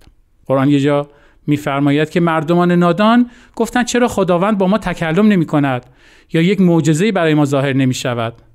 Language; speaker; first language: Persian; native; Persian